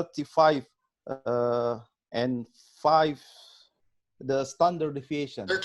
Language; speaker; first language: English; non-native, learner; Indonesian